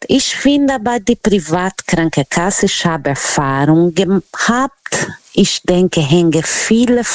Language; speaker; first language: German; non-native, learner; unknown